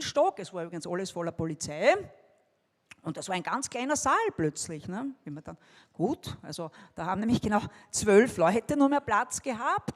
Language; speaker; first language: German; native; German